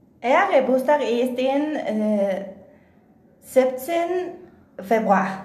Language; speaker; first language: German; non-native, learner; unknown